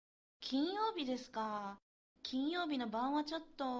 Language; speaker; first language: Japanese; non-native, fluent; Chinese